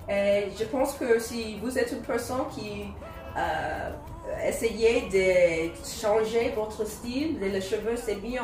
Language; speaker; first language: French; non-native, learner; English